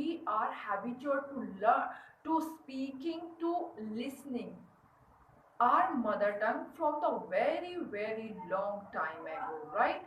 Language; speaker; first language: English; non-native, learner; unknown